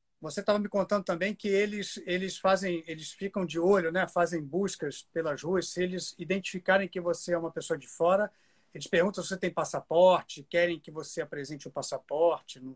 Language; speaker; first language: Portuguese; native; Portuguese